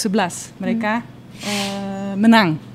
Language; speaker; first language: Indonesian; non-native, learner; Dutch